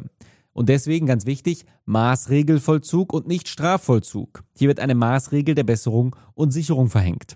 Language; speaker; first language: German; native; German